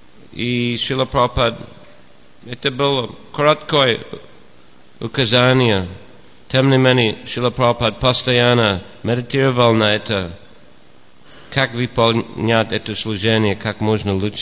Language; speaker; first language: Russian; non-native, fluent; English